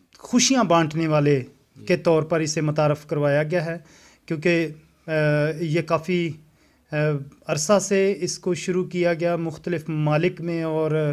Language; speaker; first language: Urdu; non-native, local second language; Punjabi